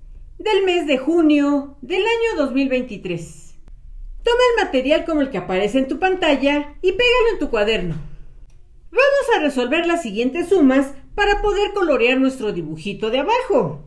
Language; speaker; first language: Spanish; native; Spanish